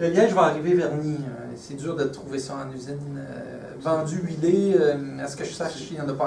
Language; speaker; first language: French; native; French